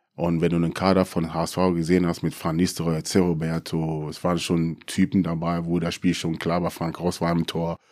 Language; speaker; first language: German; early bilingual, other home language; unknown